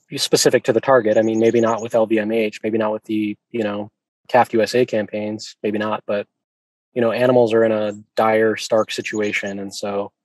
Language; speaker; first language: English; native; English